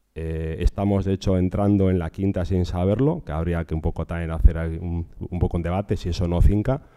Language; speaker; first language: Spanish; non-native, local second language; Basque